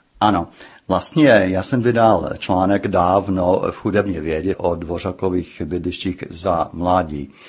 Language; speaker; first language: Czech; non-native, fluent; English